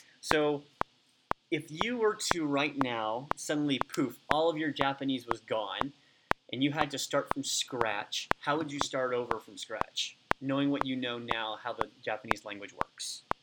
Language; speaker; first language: English; native; English